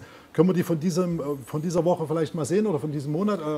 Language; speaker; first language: German; native; German